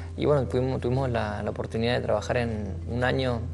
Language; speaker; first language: Spanish; native; Spanish